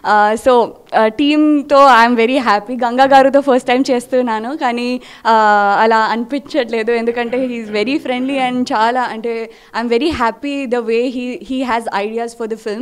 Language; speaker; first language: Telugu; non-native, fluent; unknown